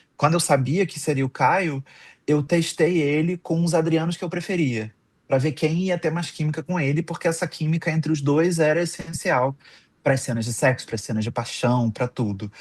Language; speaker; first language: Portuguese; native; Portuguese